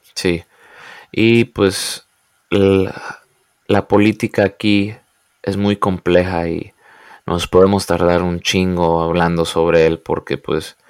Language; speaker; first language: Spanish; early bilingual, heritage; Spanish